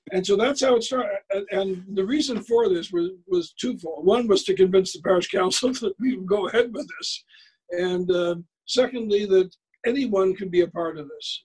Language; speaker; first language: English; native; English